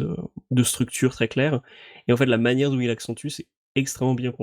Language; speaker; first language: French; native; French